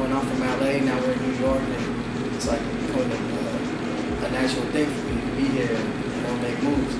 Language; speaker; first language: English; native; English